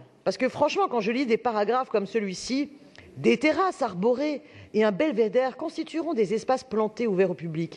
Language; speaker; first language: French; native; French